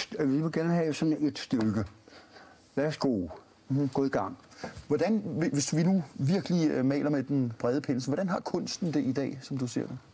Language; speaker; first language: Danish; early bilingual, other home language; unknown